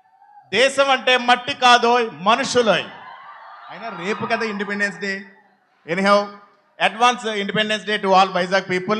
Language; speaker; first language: Telugu; native; Telugu